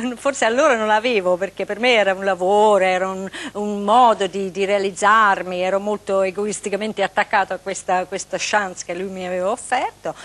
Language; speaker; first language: Italian; non-native, fluent; English